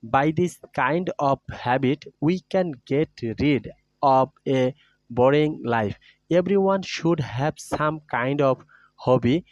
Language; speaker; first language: English; non-native, local second language; Bangla